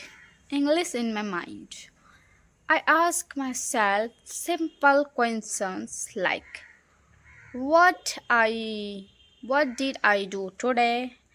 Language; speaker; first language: English; non-native, local second language; Hindi